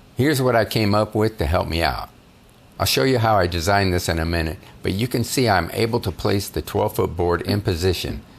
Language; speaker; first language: English; native; English